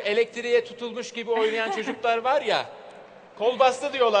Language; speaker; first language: Turkish; native; Turkish